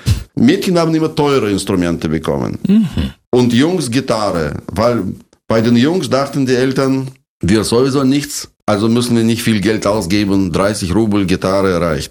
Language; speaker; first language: German; non-native, fluent; Russian